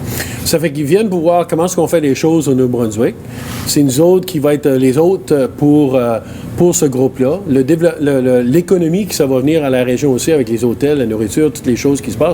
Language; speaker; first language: French; native; French